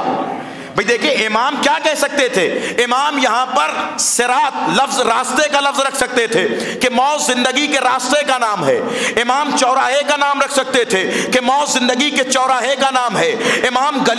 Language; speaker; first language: Urdu; native; Urdu